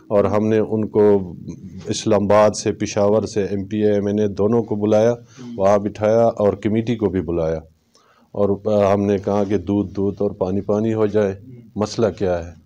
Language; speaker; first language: Urdu; non-native, local second language; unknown